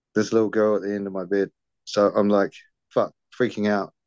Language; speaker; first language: English; native; English